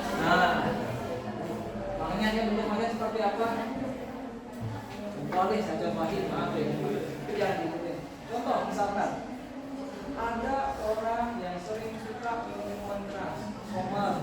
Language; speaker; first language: Malay; native; Malay